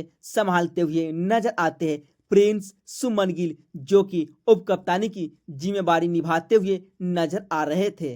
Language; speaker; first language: Hindi; native; Hindi